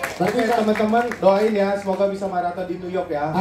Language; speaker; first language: Indonesian; native; Indonesian